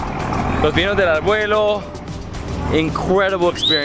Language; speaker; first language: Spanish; non-native, learner; English